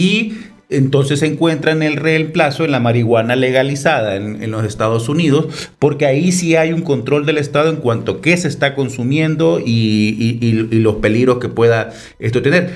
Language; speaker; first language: Spanish; native; Spanish